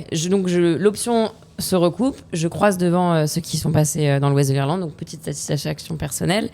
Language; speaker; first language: French; native; French